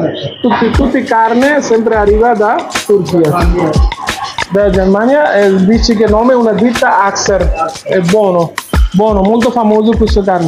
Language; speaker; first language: Italian; non-native, learner; Bangla